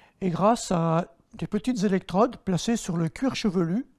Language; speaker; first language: French; native; French